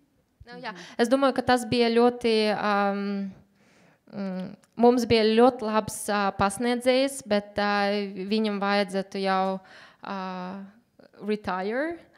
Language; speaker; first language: Latvian; non-native, learner; Uzbek